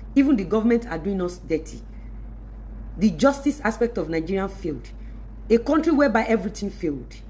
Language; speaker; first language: English; non-native, local second language; Yoruba